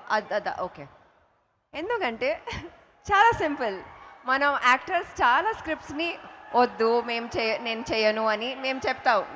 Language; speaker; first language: Telugu; non-native, fluent; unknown